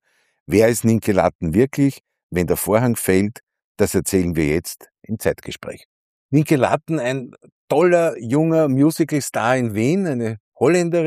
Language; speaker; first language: German; native; German